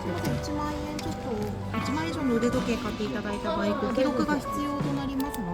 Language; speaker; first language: Japanese; native; Japanese